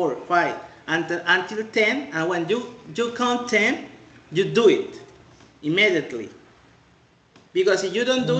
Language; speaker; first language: English; non-native, fluent; Spanish